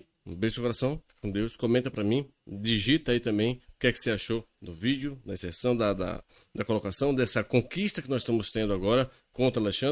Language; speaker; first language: Portuguese; native; Portuguese